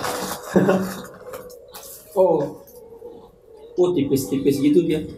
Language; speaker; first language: Indonesian; native; Indonesian